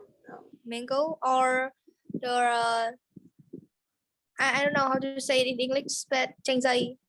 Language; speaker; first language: English; non-native, learner; Vietnamese